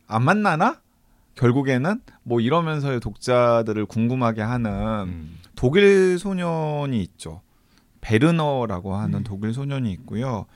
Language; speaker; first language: Korean; native; Korean